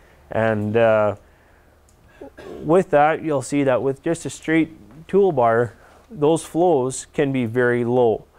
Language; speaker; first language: English; native; English